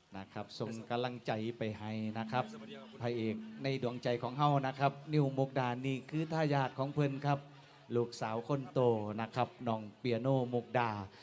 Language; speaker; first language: Thai; native; Thai